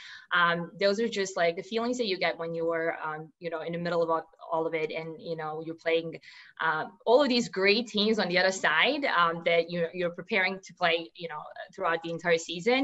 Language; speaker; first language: English; non-native, fluent; Serbian